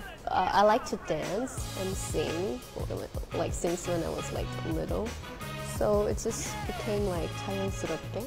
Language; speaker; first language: English; non-native, fluent; Thai